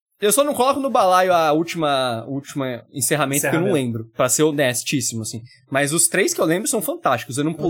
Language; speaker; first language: Portuguese; native; Portuguese